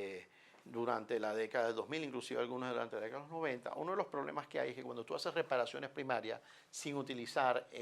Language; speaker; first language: Spanish; native; Spanish